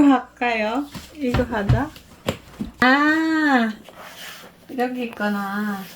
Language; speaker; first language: Korean; non-native, learner; Filipino